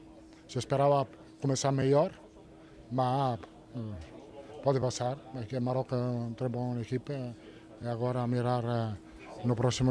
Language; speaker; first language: Portuguese; non-native, learner; Italian